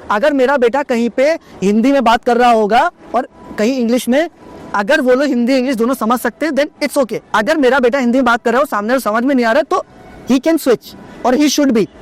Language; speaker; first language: Hindi; native; Hindi